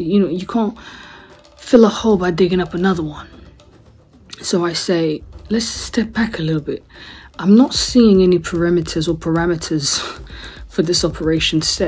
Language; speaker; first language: English; native; English